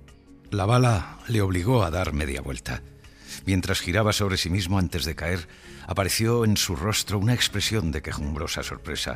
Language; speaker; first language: Spanish; native; Spanish